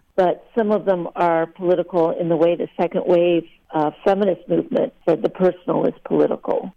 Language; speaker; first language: English; early bilingual, other home language; Lithuanian